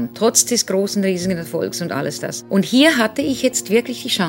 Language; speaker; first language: German; native; German